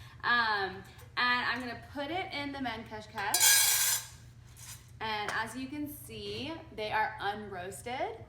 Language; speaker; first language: English; early bilingual, other home language; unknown